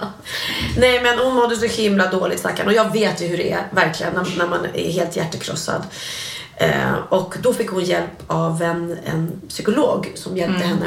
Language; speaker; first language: Swedish; native; Swedish